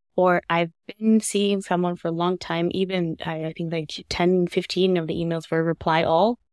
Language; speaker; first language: English; non-native, fluent; Norwegian